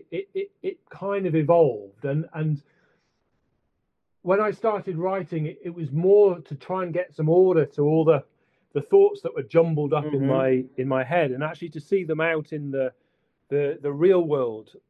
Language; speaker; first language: English; native; English